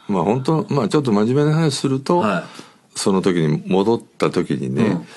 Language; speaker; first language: Japanese; native; Japanese